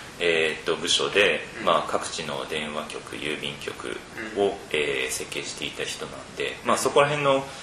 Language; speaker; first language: Japanese; native; Japanese